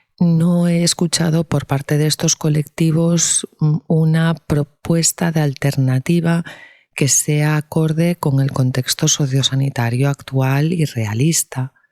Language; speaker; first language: Spanish; native; Spanish